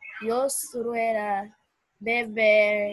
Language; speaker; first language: Spanish; non-native, learner; English